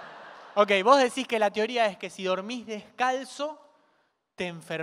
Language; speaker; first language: Spanish; native; Spanish